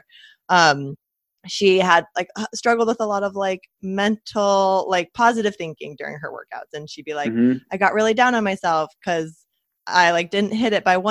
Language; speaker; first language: English; native; English